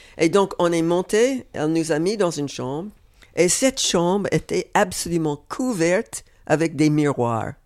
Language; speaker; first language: French; non-native, fluent; English